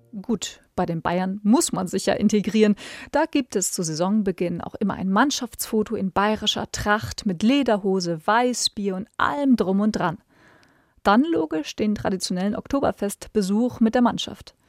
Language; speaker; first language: German; native; German